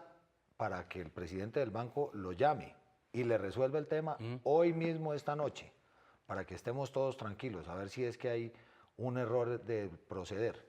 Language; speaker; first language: Spanish; native; Spanish